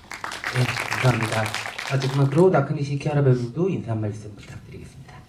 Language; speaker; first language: Korean; native; Korean